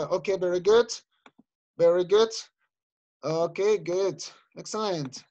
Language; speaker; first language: English; non-native, learner; Spanish